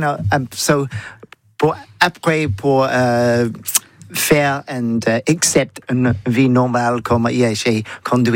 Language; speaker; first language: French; non-native, learner; English